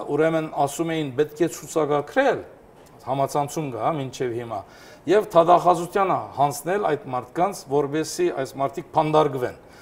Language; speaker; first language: Armenian; early bilingual, heritage; Armenian